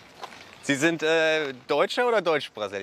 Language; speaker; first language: German; native; German